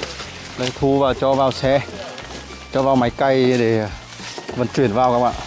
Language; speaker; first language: Vietnamese; native; Vietnamese